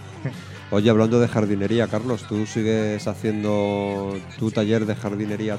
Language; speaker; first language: Spanish; native; Spanish